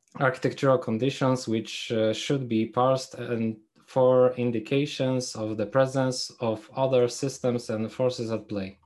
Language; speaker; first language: English; non-native, fluent; Polish